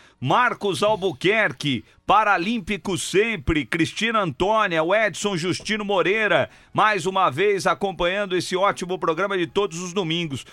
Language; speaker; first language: Portuguese; native; Portuguese